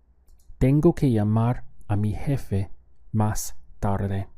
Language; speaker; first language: Spanish; non-native, fluent; English